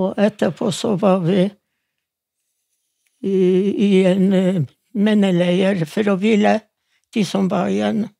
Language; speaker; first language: Norwegian; non-native, fluent; Yiddish